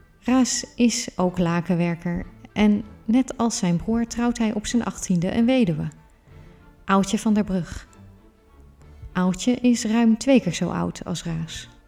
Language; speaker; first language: Dutch; native; Dutch